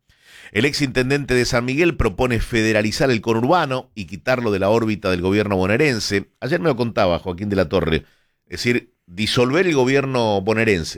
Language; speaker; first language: Spanish; native; Spanish